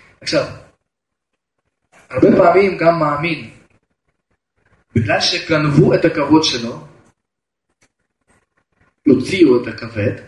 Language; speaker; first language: Hebrew; non-native, fluent; Russian